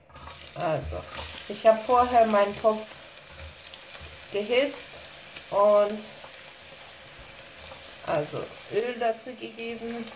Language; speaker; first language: German; non-native, fluent; Persian